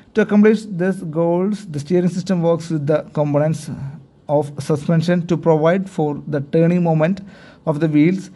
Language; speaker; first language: English; non-native, local second language; Malayalam